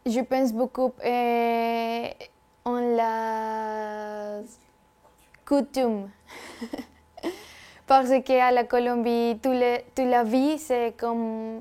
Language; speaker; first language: French; non-native, learner; Spanish